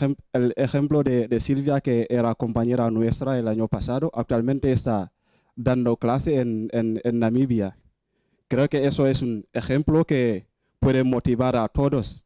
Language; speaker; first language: Spanish; non-native, fluent; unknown